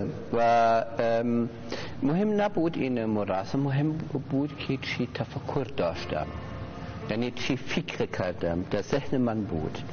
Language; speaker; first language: Persian; non-native, learner; German